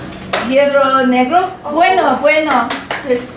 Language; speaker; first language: Spanish; non-native, learner; Chinese